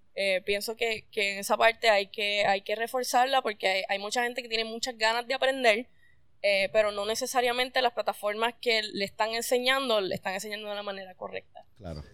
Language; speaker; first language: Spanish; native; Spanish